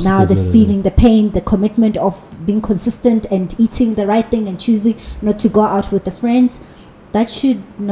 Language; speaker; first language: English; non-native, local second language; Zulu